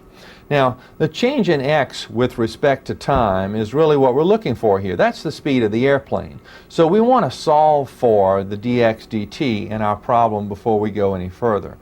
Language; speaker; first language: English; native; English